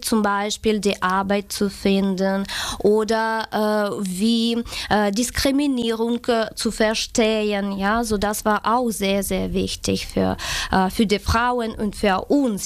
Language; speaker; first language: German; non-native, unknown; Ukrainian